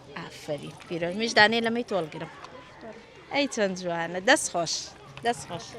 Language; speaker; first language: Central Kurdish; native; Central Kurdish